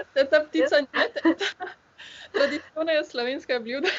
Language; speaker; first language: Russian; non-native, learner; Slovenian